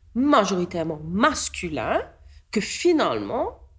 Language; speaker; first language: French; non-native, local second language; Morisyen